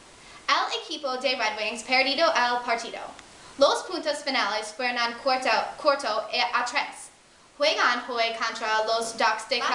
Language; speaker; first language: Spanish; non-native, learner; English